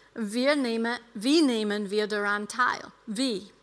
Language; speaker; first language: German; non-native, fluent; English